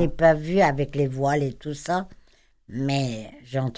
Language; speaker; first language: French; non-native, fluent; Persian